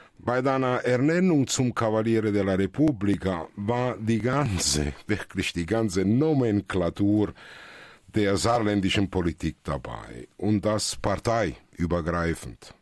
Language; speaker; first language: German; early bilingual, other home language; Italian